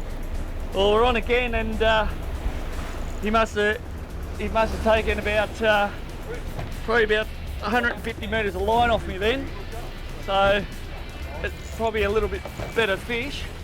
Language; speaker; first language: English; native; English